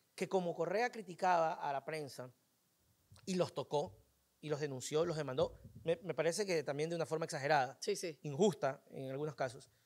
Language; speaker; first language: Spanish; native; Spanish